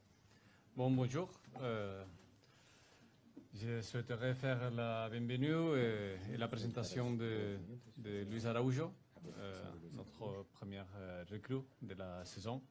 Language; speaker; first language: French; non-native, fluent; Spanish